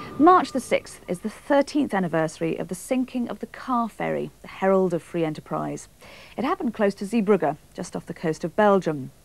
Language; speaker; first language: English; native; English